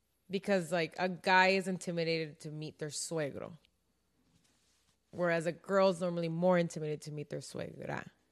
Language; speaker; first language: English; early bilingual, other home language; Spanish